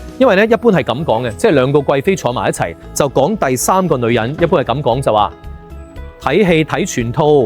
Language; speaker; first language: Cantonese; native; Cantonese